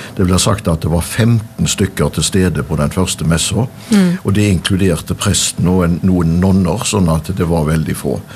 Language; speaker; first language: Norwegian; native; Norwegian